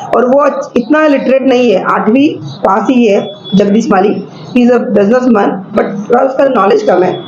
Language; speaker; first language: Hindi; non-native, local second language; Marathi